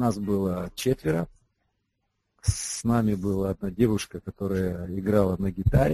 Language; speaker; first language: Russian; native; Russian